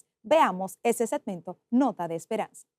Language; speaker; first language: Spanish; native; Spanish